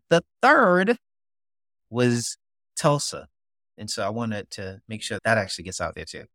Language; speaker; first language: English; native; English